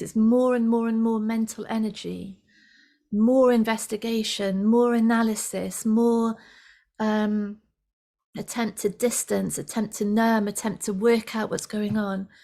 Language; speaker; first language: English; native; English